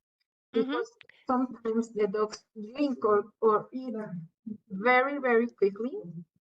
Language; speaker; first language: English; non-native, learner; Spanish